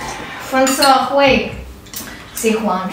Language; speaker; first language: Chinese; non-native, learner; Ukrainian